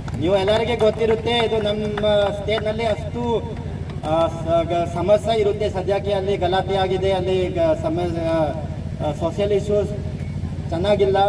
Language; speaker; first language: Kannada; non-native, fluent; Manipuri